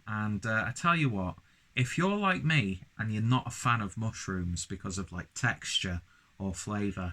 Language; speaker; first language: English; native; English